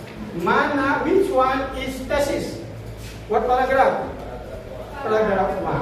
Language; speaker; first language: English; non-native, fluent; Indonesian